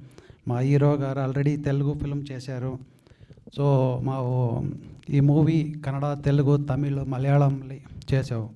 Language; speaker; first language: Telugu; non-native, learner; Kannada